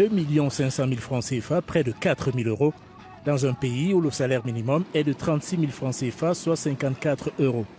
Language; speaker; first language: French; native; French